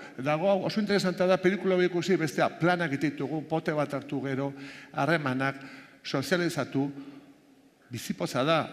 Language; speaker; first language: Basque; native; Basque